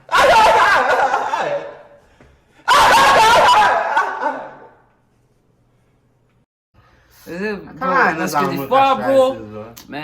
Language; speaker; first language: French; early bilingual, other home language; Haitian Creole